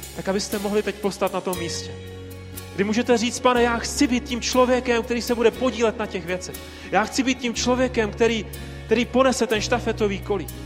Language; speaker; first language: Czech; native; Czech